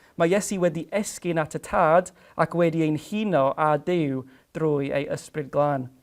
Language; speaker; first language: Welsh; non-native, fluent; English